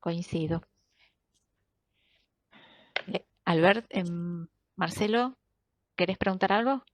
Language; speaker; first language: Spanish; native; Spanish